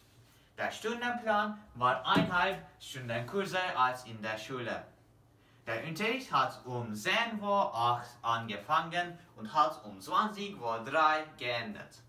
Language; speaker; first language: German; non-native, learner; Turkish